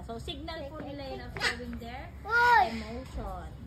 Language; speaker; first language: Filipino; native; Filipino